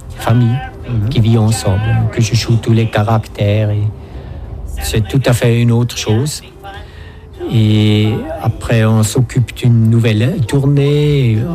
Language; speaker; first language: French; non-native, local second language; Swiss German